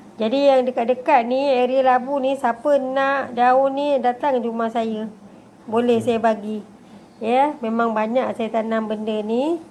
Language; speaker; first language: Malay; native; Malay